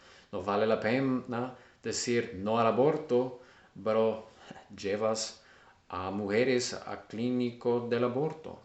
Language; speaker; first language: Spanish; non-native, learner; English